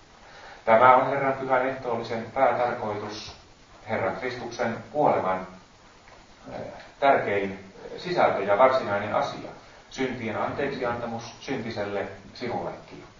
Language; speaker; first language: Finnish; native; Finnish